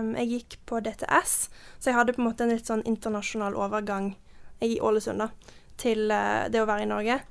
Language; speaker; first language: Norwegian; early bilingual, heritage; Norwegian